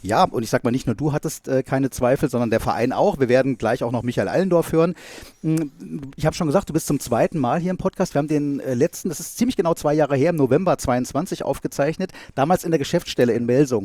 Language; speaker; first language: German; native; German